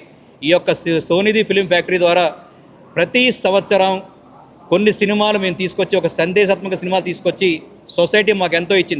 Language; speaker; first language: Telugu; native; Telugu